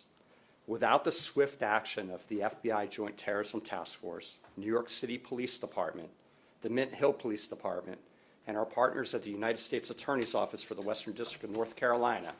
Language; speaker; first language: English; native; English